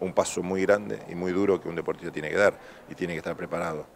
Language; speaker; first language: Spanish; native; Spanish